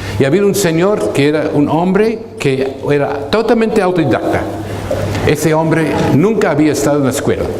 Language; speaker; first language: Spanish; non-native, fluent; English